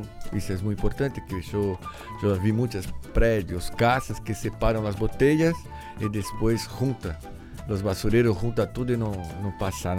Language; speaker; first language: Spanish; non-native, fluent; Portuguese